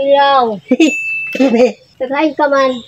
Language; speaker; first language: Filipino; non-native, local second language; Cebuano